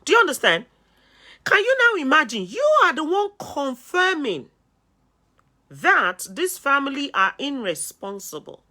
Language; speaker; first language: English; non-native, local second language; Yoruba